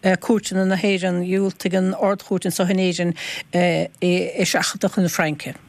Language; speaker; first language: Irish; native; Irish